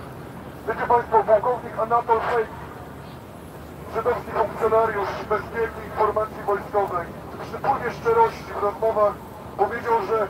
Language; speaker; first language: Polish; native; Polish